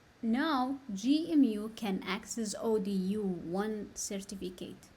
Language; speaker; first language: English; non-native, learner; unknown